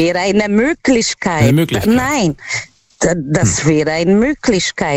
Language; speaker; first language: German; non-native, learner; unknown